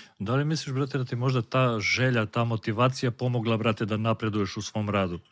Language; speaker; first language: Serbian; native; Serbian